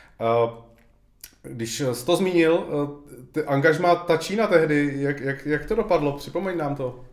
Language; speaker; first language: Czech; native; Czech